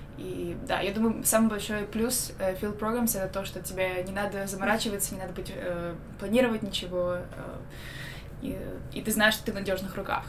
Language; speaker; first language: Russian; native; Russian